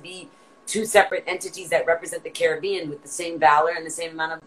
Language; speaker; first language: English; native; English